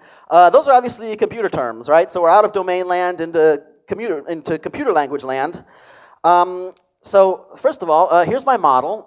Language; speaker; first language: English; native; English